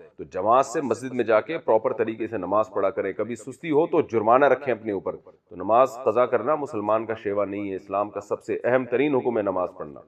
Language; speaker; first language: Urdu; native; Urdu